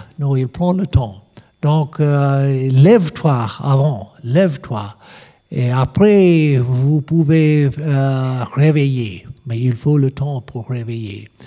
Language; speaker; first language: French; non-native, learner; English